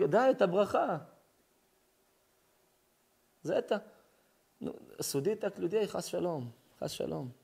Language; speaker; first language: Russian; early bilingual, heritage; Russian